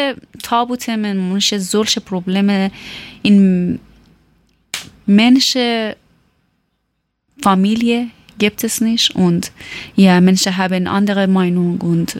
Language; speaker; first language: German; non-native, learner; Persian